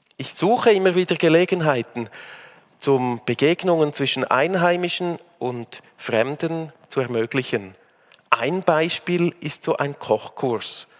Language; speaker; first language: German; native; German